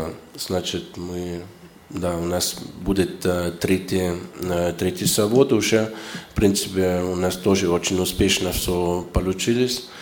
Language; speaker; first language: Russian; non-native, fluent; German